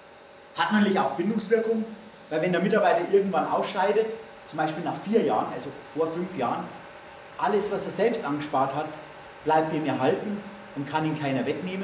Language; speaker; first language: German; native; German